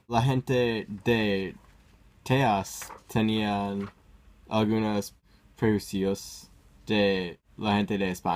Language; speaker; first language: Spanish; non-native, learner; English